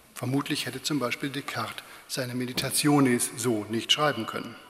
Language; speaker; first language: German; native; German